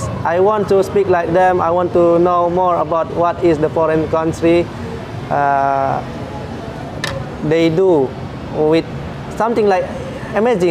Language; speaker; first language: English; non-native, fluent; Indonesian